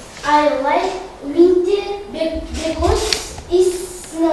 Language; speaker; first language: English; non-native, learner; Kazakh